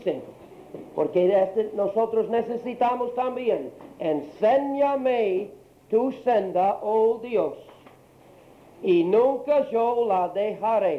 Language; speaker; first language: Spanish; non-native, learner; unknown